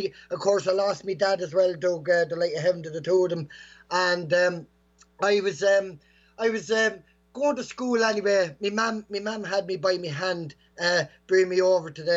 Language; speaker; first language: English; native; English